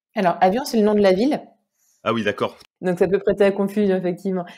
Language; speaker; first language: French; native; French